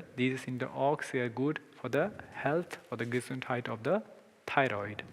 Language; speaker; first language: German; non-native, learner; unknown